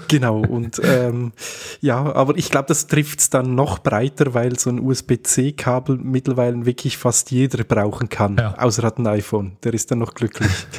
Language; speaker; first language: German; native; German